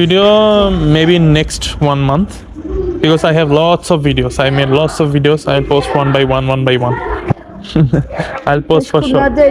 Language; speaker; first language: English; non-native, learner; Bangla